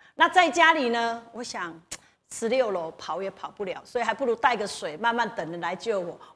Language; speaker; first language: Chinese; native; Chinese